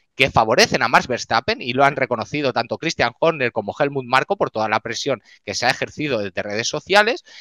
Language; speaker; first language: Spanish; native; Spanish